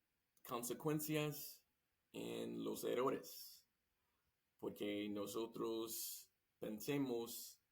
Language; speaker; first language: Spanish; non-native, learner; English